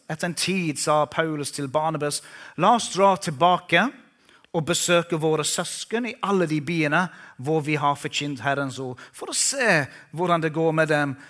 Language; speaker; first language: Norwegian; non-native, fluent; English